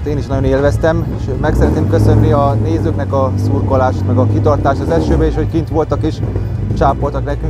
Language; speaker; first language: Hungarian; native; Hungarian